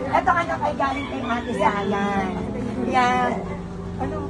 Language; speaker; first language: Filipino; native; Filipino